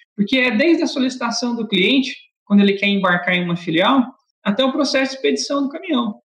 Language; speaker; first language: Portuguese; native; Portuguese